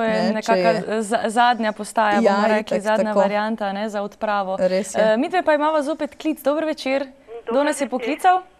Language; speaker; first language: Slovenian; native; Slovenian